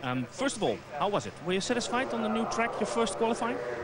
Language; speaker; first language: English; non-native, fluent; Dutch